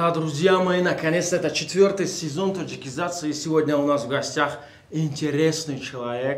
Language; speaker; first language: Russian; non-native, local second language; Tajik